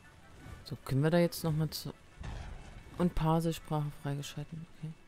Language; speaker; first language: German; native; German